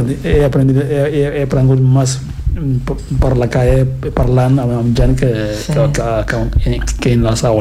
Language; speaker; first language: Catalan; non-native, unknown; Fula